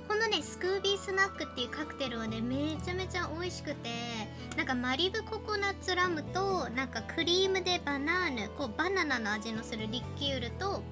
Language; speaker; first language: Japanese; native; Japanese